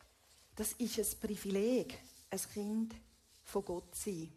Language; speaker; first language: German; native; German